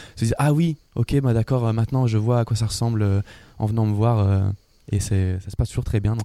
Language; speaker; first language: French; native; French